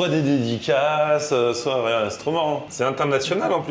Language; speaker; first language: French; native; French